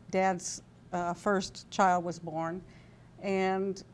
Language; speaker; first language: English; native; English